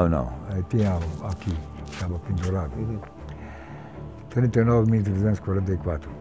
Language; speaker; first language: Portuguese; non-native, fluent; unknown